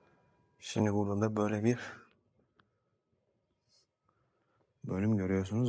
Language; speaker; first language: Turkish; native; Turkish